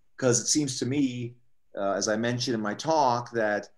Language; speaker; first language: English; early bilingual, other home language; Spanish